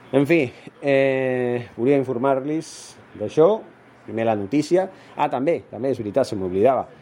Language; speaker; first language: Catalan; non-native, local second language; Spanish